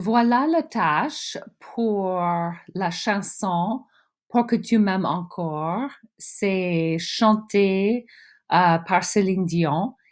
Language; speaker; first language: French; non-native, fluent; English